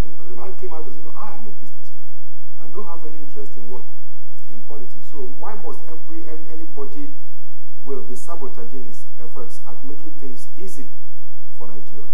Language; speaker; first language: English; non-native, local second language; Yoruba